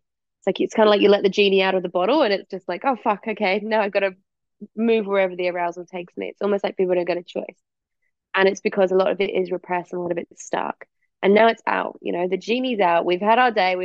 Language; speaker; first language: English; native; English